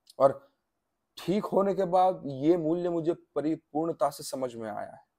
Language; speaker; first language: Hindi; non-native, local second language; Gujarati